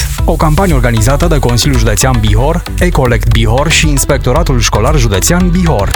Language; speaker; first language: Romanian; native; Romanian